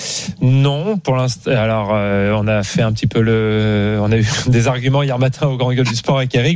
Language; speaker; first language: French; native; French